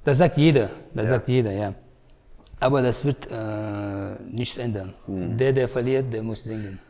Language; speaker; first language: German; native; German